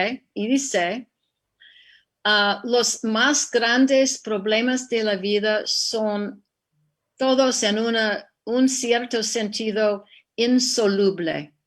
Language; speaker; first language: Spanish; non-native, fluent; English